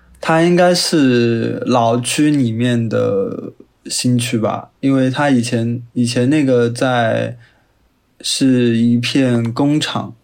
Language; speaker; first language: Chinese; native; Chinese